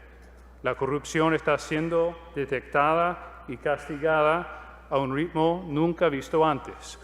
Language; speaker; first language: Spanish; non-native, fluent; English